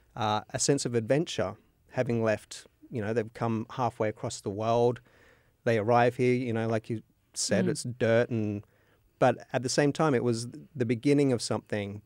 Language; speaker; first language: English; native; English